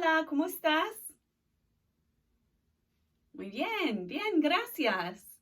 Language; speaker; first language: Spanish; non-native, fluent; English